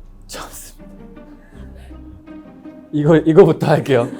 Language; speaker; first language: Korean; non-native, fluent; Chinese